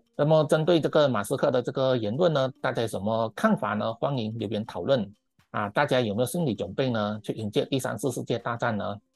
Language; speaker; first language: Chinese; native; Chinese